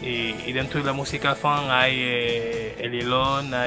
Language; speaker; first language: Spanish; non-native, fluent; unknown